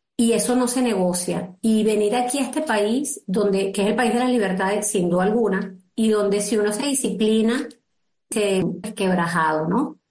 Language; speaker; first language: Spanish; native; Spanish